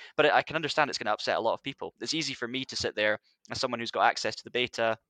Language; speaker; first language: English; native; English